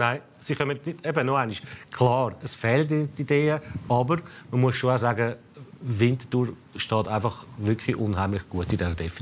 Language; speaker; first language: German; native; German